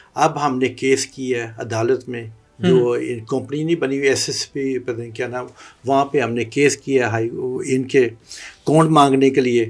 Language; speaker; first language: Urdu; non-native, local second language; Punjabi